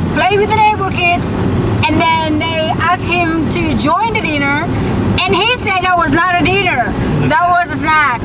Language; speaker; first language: English; non-native, fluent; Indonesian